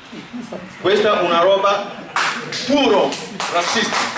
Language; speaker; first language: Italian; non-native, learner; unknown